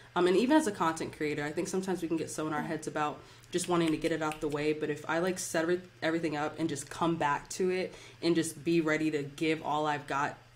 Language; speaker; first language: English; native; English